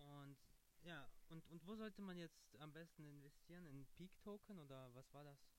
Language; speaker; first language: German; early bilingual, other home language; Russian